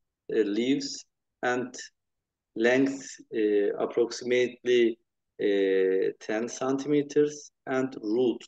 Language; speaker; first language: English; non-native, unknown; Turkish